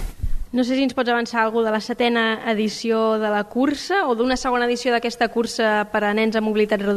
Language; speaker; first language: Catalan; native; Catalan